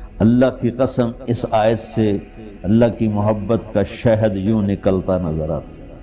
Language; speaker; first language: Urdu; non-native, local second language; Punjabi